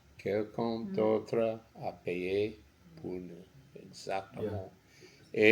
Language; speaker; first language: French; non-native, learner; English